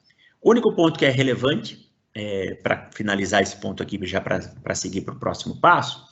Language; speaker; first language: Portuguese; native; Portuguese